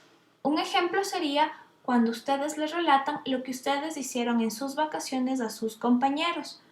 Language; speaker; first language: Spanish; native; Spanish